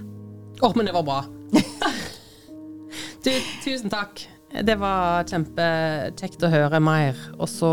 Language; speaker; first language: Norwegian; native; Norwegian